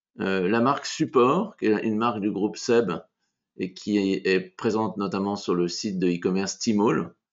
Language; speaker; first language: French; native; French